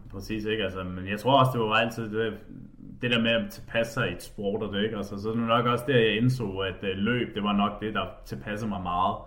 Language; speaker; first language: Danish; native; Danish